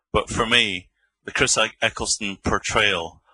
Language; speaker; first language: English; native; English